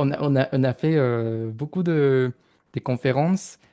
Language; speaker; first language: French; non-native, fluent; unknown